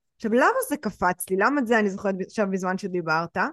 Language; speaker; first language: Hebrew; native; Hebrew